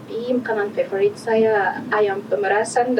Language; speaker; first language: Indonesian; non-native, learner; Malagasy